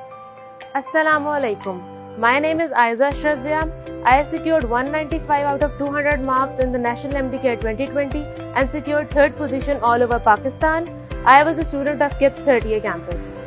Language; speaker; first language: English; non-native, local second language; Urdu